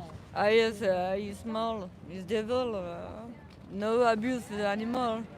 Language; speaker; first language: English; non-native, learner; French